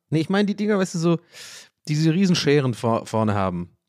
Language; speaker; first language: German; early bilingual, other home language; English